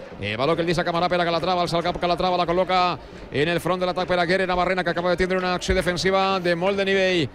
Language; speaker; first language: Catalan; native; Catalan